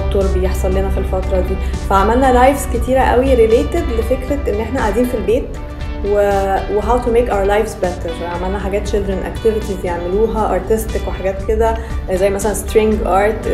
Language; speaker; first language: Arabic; native; Arabic